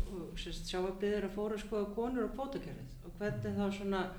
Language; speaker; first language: Icelandic; native; Icelandic